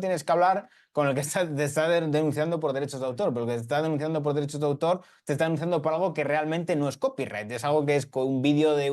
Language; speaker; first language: Spanish; native; Spanish